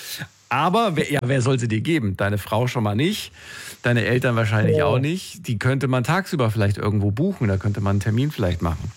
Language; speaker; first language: German; native; German